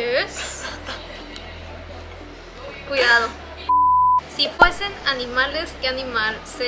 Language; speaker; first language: Spanish; native; Spanish